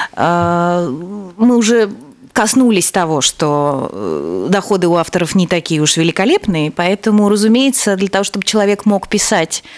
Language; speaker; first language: Russian; native; Russian